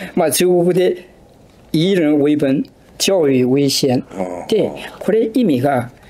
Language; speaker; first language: Japanese; non-native, fluent; Chinese